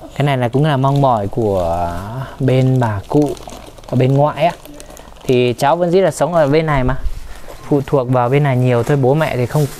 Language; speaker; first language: Vietnamese; non-native, local second language; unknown